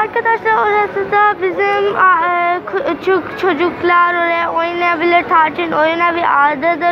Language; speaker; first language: Turkish; non-native, learner; Urdu